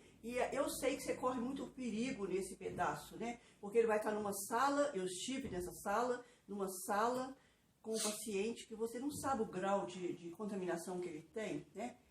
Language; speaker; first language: Portuguese; native; Portuguese